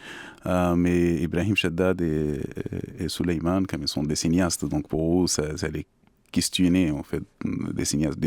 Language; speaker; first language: French; non-native, fluent; Arabic